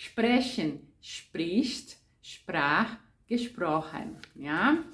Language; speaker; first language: German; non-native, fluent; Portuguese